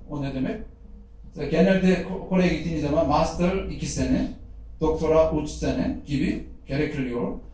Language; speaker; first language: Turkish; non-native, fluent; Korean